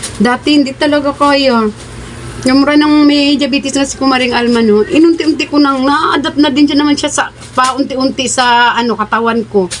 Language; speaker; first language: Filipino; non-native, local second language; Cebuano